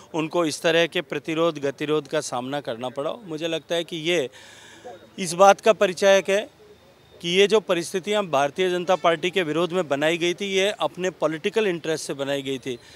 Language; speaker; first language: Hindi; native; Hindi